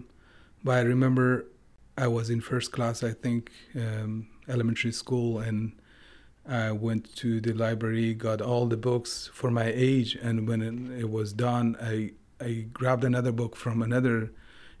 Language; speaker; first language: English; non-native, fluent; Persian